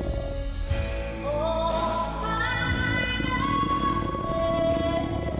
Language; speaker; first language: English; native; English